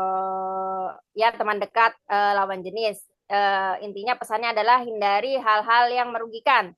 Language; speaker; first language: Indonesian; native; Indonesian